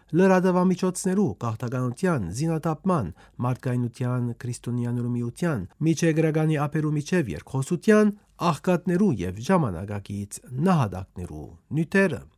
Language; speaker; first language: Armenian; native; Armenian